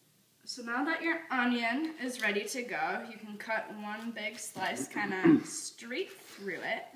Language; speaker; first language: English; native; English